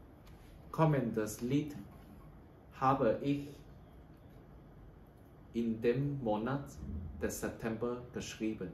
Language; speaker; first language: German; non-native, learner; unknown